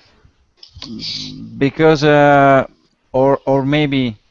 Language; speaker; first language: English; non-native, learner; Italian